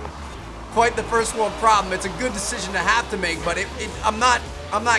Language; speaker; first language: English; native; English